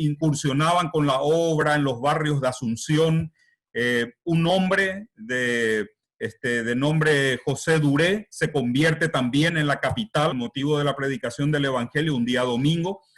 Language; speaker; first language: Spanish; native; Spanish